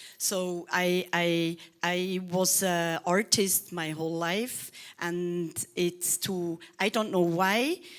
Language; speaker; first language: English; non-native, learner; Swiss German